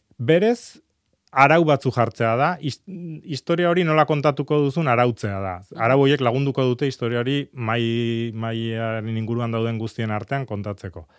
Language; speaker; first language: Basque; native; Basque